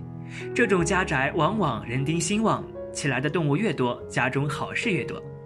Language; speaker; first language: Chinese; native; Chinese